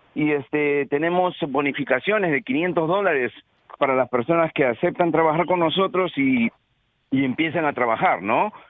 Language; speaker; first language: Spanish; native; Spanish